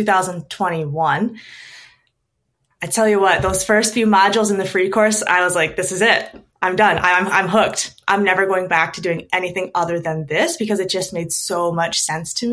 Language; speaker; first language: English; native; English